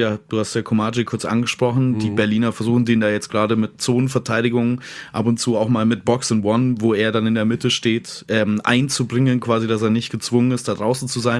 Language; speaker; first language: German; native; German